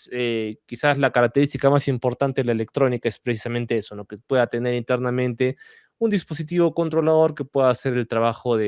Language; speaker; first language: Spanish; native; Spanish